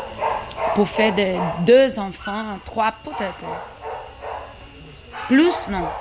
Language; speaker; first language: French; non-native, learner; Portuguese